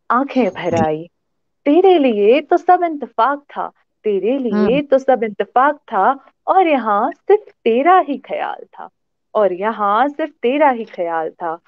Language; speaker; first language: Hindi; native; Hindi